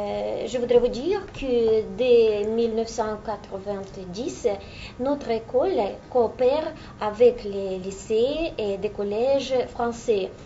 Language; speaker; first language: French; non-native, fluent; Russian